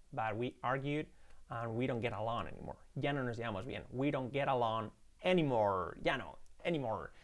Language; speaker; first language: English; non-native, fluent; Spanish